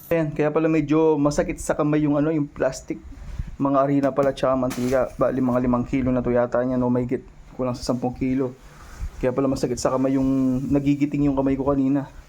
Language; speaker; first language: Filipino; native; Filipino